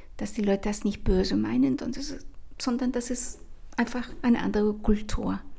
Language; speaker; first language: German; non-native, fluent; Spanish